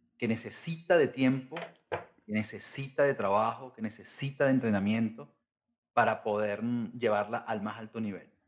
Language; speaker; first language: Spanish; native; Spanish